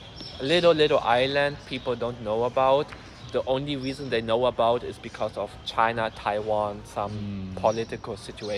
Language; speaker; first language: English; non-native, fluent; German